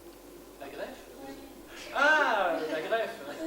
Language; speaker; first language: French; native; French